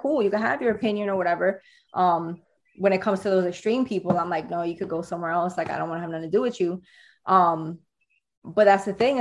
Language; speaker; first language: English; native; English